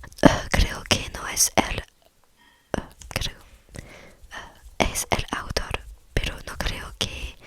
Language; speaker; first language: Spanish; non-native, learner; French